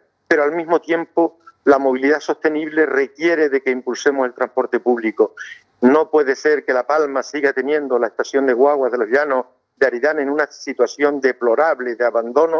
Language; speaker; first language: Spanish; native; Spanish